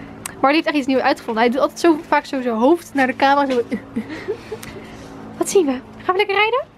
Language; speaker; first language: Dutch; native; Dutch